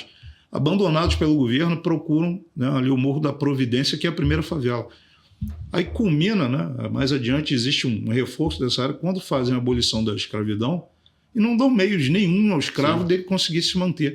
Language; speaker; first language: Portuguese; native; Portuguese